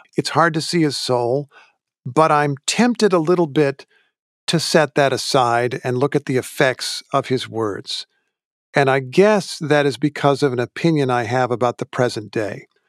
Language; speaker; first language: English; native; English